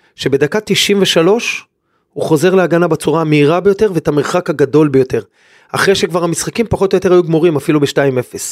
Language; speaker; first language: Hebrew; native; Hebrew